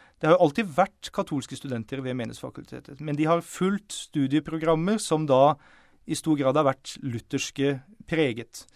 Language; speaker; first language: Norwegian; native; Norwegian